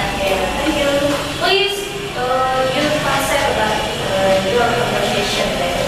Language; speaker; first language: English; non-native, learner; Indonesian